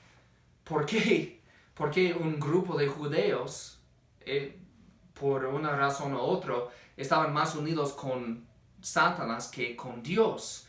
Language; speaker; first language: Spanish; non-native, fluent; English